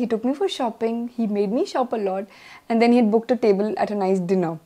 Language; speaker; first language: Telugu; non-native, local second language; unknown